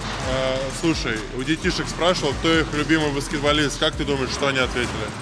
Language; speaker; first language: Russian; native; Russian